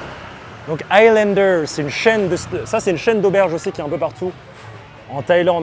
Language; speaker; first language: French; native; French